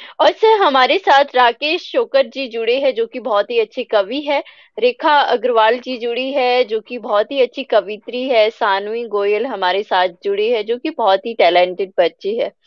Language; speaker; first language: Hindi; native; Hindi